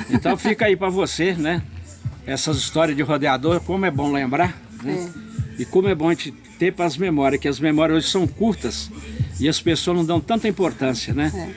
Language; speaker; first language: Portuguese; native; Portuguese